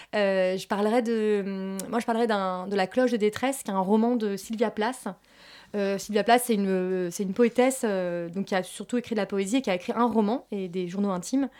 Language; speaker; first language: French; native; French